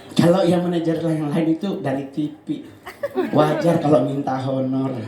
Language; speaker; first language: Indonesian; native; Indonesian